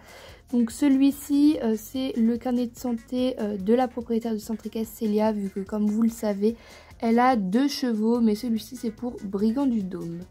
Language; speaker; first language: French; native; French